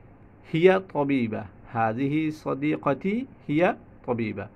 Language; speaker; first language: Arabic; non-native, fluent; Bangla